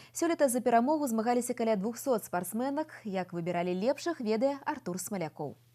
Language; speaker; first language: Belarusian; non-native, local second language; Russian